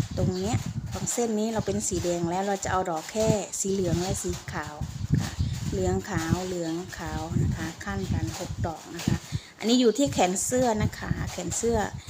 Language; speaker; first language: Thai; native; Thai